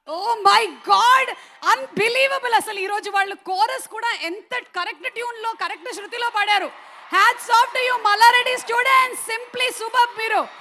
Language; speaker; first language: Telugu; native; Telugu